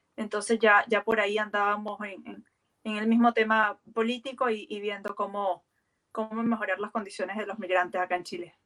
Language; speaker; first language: Spanish; native; Spanish